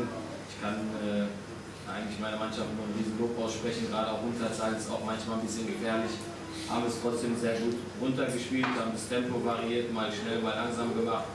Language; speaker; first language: German; native; German